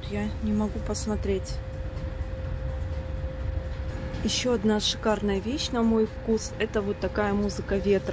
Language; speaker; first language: Russian; native; Russian